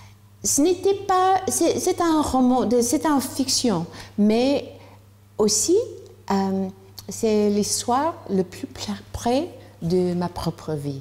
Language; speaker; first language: French; non-native, learner; English